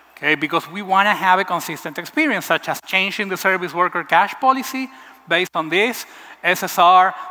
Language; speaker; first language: English; non-native, fluent; Spanish